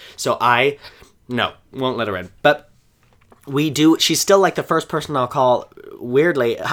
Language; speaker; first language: English; native; English